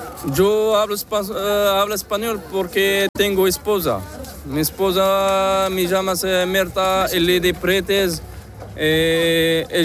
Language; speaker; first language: Spanish; non-native, learner; Arabic